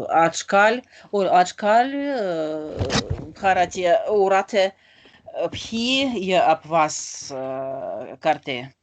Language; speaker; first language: Hindi; non-native, learner; Russian